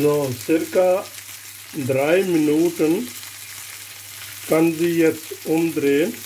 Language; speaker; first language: German; non-native, learner; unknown